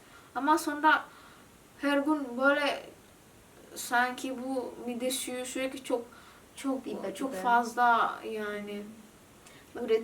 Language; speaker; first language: Turkish; non-native, learner; Indonesian